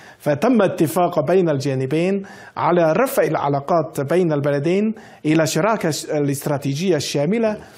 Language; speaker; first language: Arabic; non-native, fluent; Chinese